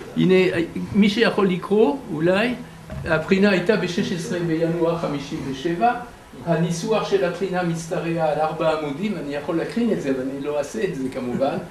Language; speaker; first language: Hebrew; non-native, fluent; French